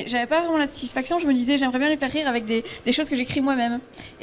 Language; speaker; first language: French; native; French